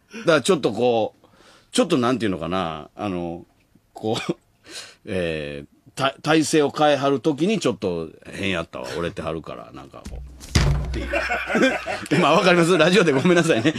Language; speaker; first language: Japanese; native; Japanese